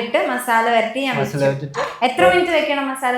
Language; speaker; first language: Malayalam; native; Malayalam